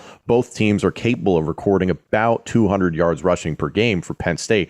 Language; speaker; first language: English; native; English